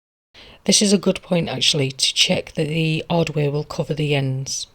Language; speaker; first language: English; native; English